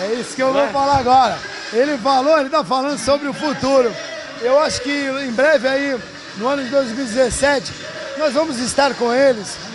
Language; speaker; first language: Portuguese; native; Portuguese